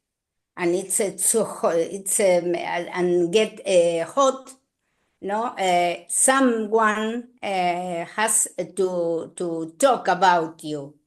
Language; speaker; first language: English; non-native, learner; Spanish